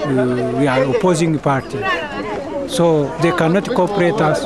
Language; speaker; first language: English; non-native, learner; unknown